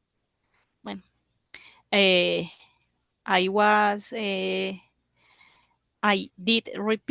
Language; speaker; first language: English; non-native, learner; Spanish